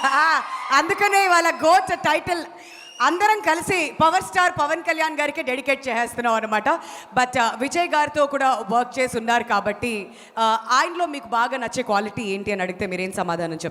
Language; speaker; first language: Telugu; native; Telugu